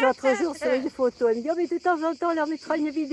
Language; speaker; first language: French; native; French